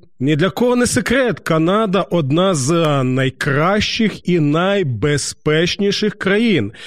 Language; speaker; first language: Ukrainian; native; Ukrainian